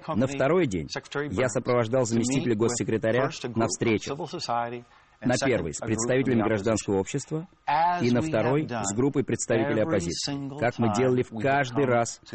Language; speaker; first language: Russian; non-native, fluent; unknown